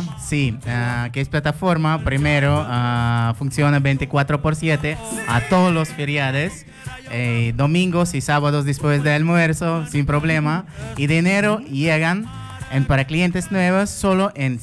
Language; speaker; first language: Spanish; non-native, learner; Russian